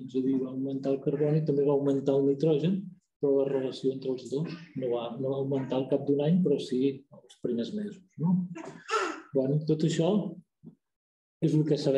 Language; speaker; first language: Catalan; native; Catalan